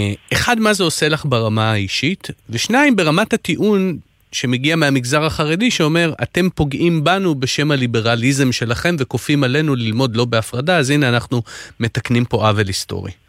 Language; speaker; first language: Hebrew; native; Hebrew